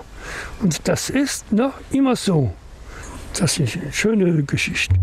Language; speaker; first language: German; non-native, learner; French